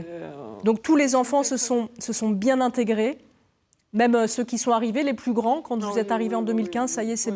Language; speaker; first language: French; native; French